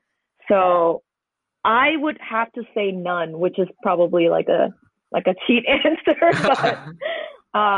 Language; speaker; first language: English; non-native, local second language; Cantonese